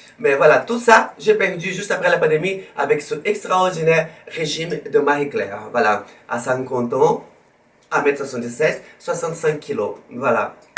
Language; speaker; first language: French; non-native, fluent; Portuguese